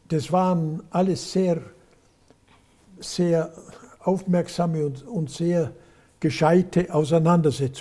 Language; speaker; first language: German; native; German